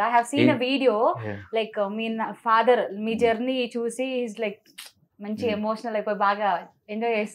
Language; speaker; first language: Telugu; native; Telugu